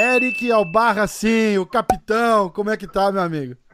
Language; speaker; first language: Portuguese; native; Portuguese